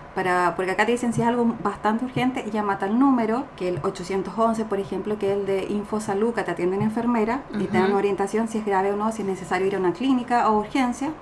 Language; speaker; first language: Spanish; native; Spanish